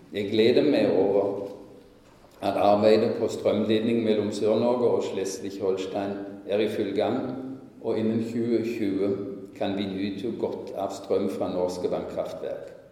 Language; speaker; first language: Norwegian; non-native, fluent; German